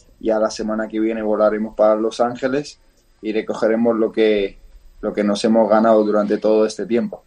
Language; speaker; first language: Spanish; non-native, fluent; Georgian